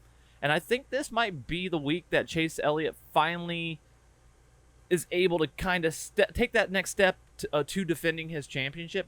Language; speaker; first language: English; native; English